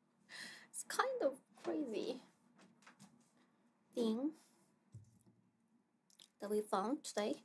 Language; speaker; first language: English; non-native, fluent; Korean